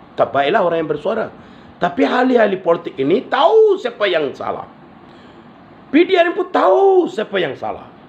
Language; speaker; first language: Malay; non-native, local second language; Tamil